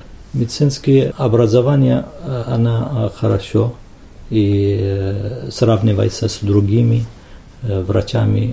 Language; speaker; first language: Russian; non-native, fluent; Arabic